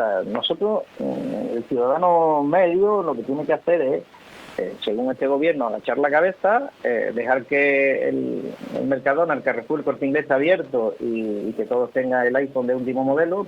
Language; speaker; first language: Spanish; native; Spanish